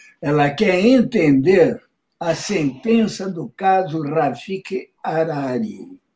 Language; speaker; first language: Portuguese; native; Portuguese